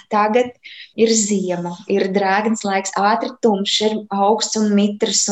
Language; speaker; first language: Latvian; native; Latvian